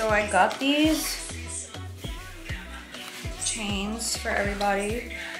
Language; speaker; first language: English; early bilingual, other home language; Spanish